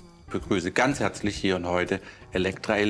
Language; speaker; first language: German; native; German